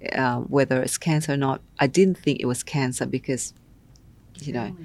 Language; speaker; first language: English; non-native, local second language; Vietnamese